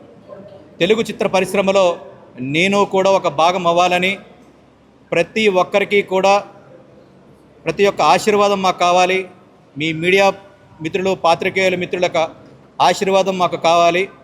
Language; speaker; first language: Telugu; native; Telugu